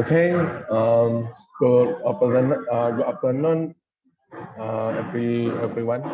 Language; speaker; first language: English; non-native, learner; Indonesian